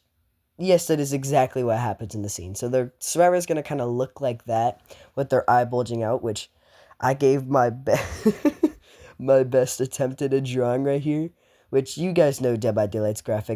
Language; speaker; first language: English; native; English